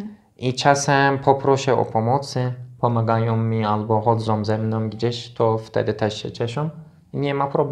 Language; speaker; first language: Polish; non-native, learner; Turkish